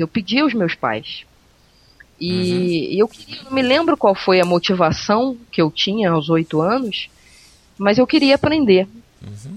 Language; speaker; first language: Portuguese; native; Portuguese